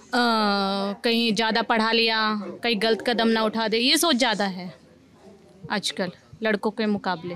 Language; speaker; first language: Hindi; native; Hindi